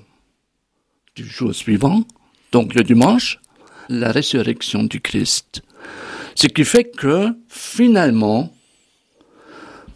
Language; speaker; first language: French; non-native, fluent; German